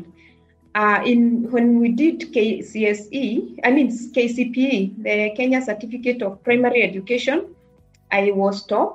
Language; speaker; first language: English; non-native, local second language; Kikuyu